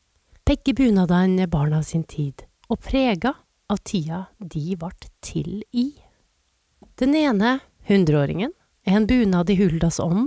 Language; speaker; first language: Norwegian; native; Norwegian